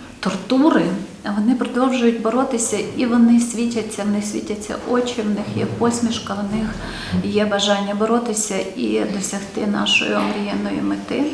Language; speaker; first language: Ukrainian; native; Ukrainian